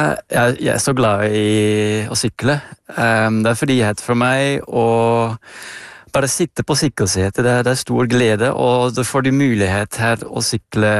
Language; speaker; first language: Norwegian; non-native, fluent; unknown